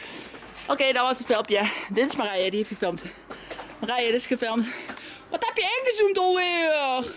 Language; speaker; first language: Dutch; native; Dutch